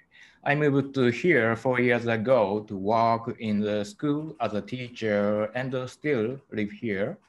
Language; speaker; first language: English; non-native, learner; Japanese